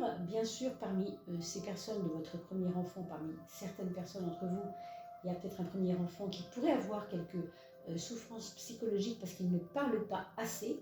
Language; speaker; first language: French; native; French